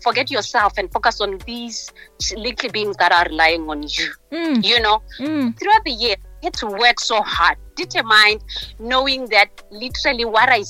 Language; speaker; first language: English; non-native, local second language; North Ndebele